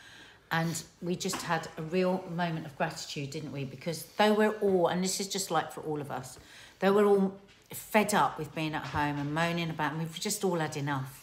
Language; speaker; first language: English; native; English